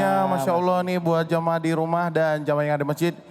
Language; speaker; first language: Indonesian; native; Indonesian